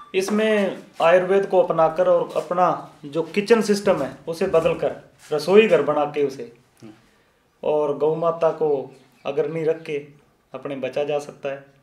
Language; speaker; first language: Hindi; native; Hindi